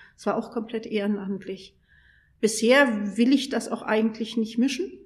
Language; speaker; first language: German; native; German